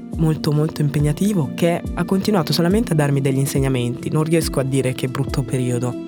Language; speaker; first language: Italian; early bilingual, other home language; French